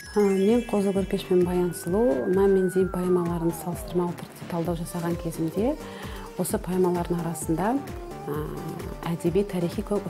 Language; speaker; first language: Kazakh; non-native, local second language; Kurdish